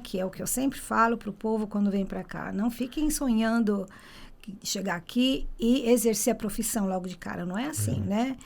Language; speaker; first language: Portuguese; early bilingual, other home language; Italian